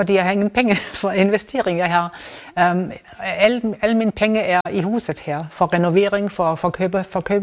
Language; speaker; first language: Danish; non-native, learner; German